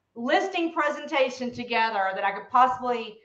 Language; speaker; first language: English; native; English